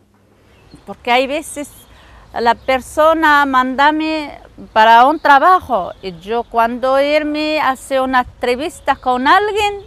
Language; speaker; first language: Spanish; non-native, learner; Arabic